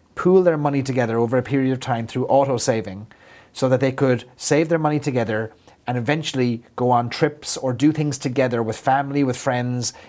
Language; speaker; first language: English; native; English